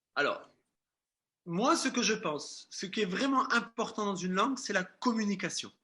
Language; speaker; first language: French; native; French